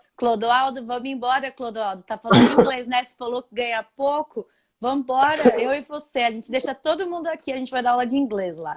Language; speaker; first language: Portuguese; native; Portuguese